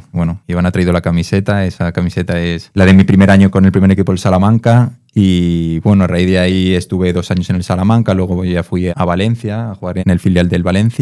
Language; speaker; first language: Spanish; native; Spanish